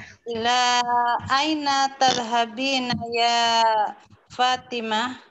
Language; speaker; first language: Arabic; non-native, learner; Indonesian